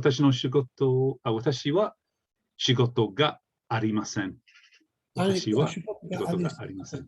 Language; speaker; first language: Japanese; non-native, fluent; English